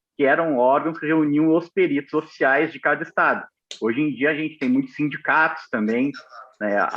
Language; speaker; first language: Portuguese; native; Portuguese